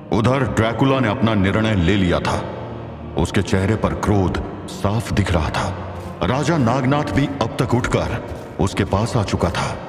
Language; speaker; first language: Hindi; native; Hindi